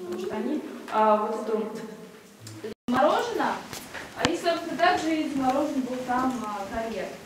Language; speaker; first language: Russian; native; Russian